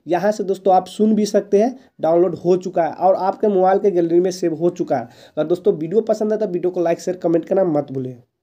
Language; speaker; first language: Hindi; native; Hindi